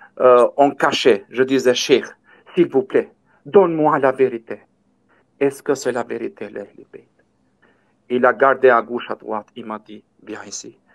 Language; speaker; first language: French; non-native, learner; Albanian